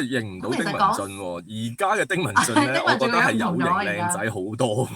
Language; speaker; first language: Cantonese; native; Cantonese